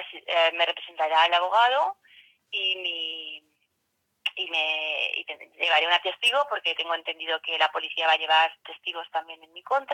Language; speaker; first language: Spanish; native; Spanish